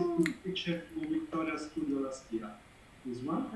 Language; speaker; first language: English; non-native, learner; Italian